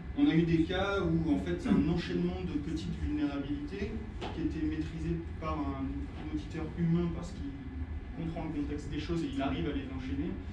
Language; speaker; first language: French; native; French